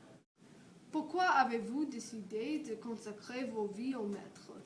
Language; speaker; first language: French; non-native, learner; English